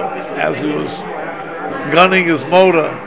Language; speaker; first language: English; native; English